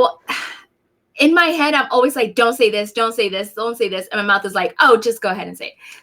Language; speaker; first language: English; native; English